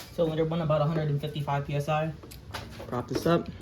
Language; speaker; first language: English; native; English